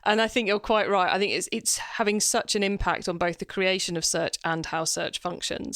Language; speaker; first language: English; native; English